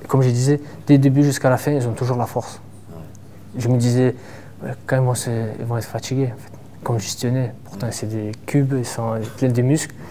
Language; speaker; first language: French; non-native, fluent; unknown